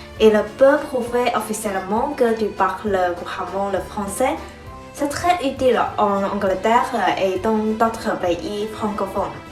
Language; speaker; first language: French; non-native, fluent; Chinese